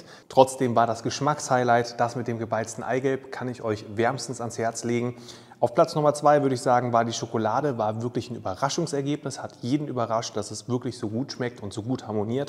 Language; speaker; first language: German; native; German